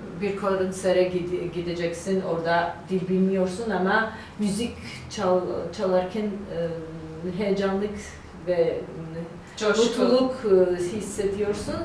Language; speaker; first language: Turkish; non-native, learner; Georgian